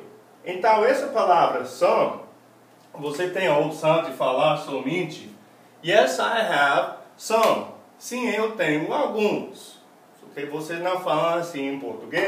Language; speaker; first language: Portuguese; non-native, fluent; English